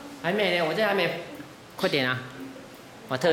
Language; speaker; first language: Chinese; native; Chinese